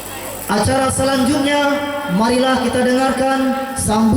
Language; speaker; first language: Indonesian; native; Indonesian